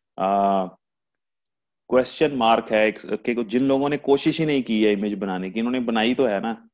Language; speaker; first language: Urdu; non-native, local second language; Punjabi